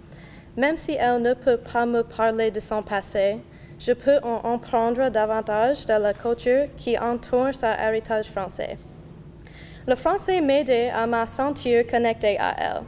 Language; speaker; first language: French; non-native, learner; English